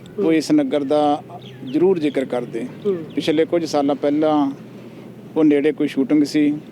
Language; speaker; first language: Punjabi; native; Punjabi